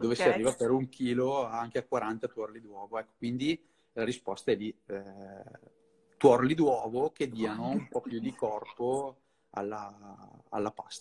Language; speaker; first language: Italian; native; Italian